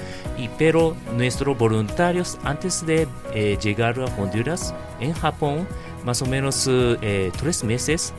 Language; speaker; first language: Spanish; non-native, learner; Japanese